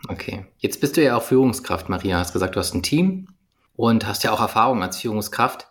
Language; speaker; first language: German; native; German